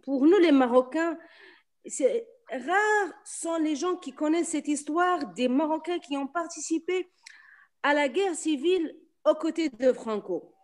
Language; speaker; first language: French; non-native, local second language; Arabic